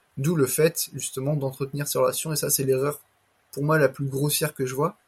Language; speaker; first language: French; native; French